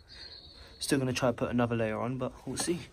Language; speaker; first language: English; native; English